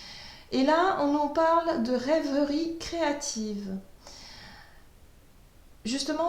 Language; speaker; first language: French; native; French